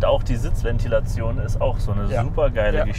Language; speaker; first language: German; native; German